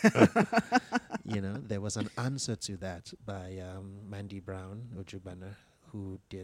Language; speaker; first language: English; non-native, local second language; Igbo